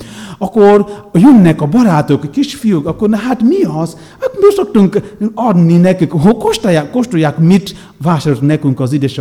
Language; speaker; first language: Hungarian; non-native, learner; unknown